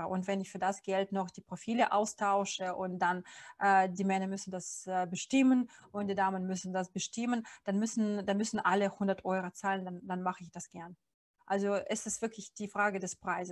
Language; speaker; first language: German; non-native, fluent; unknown